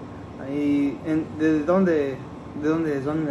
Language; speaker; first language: Spanish; early bilingual, heritage; Spanish